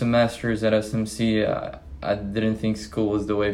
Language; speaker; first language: English; non-native, fluent; Portuguese